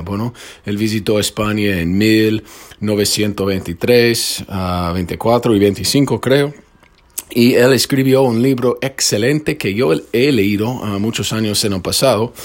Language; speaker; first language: Spanish; non-native, fluent; English